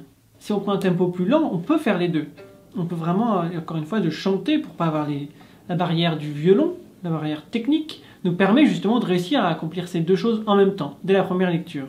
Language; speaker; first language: French; native; French